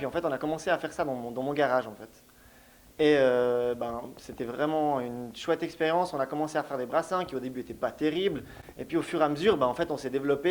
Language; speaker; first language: French; native; French